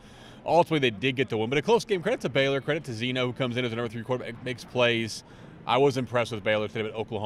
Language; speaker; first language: English; native; English